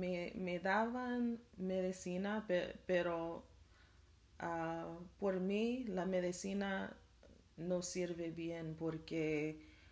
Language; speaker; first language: Spanish; non-native, learner; English